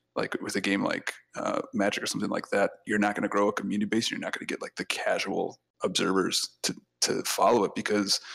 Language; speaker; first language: English; native; English